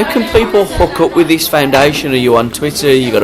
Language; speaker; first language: English; native; English